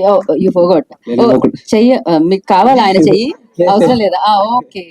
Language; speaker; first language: Telugu; native; Telugu